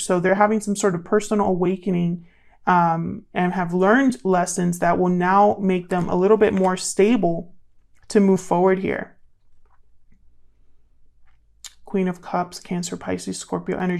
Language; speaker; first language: English; native; English